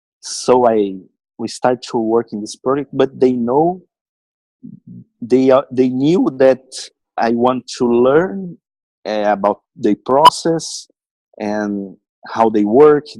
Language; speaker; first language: English; non-native, learner; Portuguese